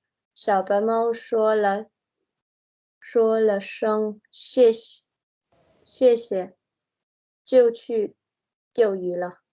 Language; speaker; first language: Chinese; non-native, learner; Tibetan